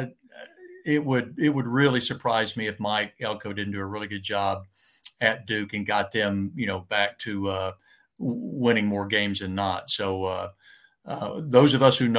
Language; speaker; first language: English; native; English